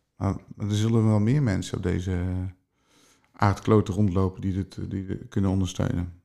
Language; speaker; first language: Dutch; native; Dutch